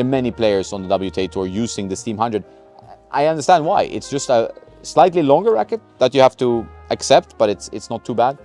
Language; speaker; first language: English; non-native, fluent; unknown